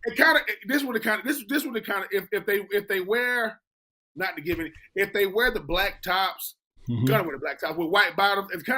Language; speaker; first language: English; native; English